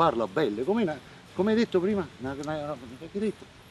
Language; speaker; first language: Italian; native; Italian